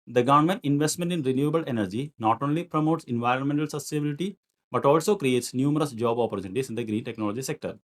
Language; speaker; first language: English; non-native, local second language; Malayalam